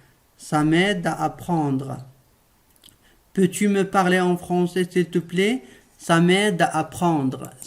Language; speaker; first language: French; non-native, local second language; Arabic